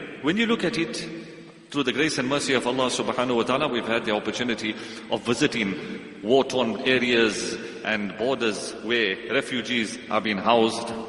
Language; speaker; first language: English; native; English